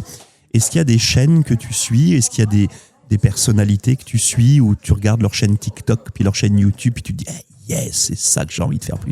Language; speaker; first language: French; native; French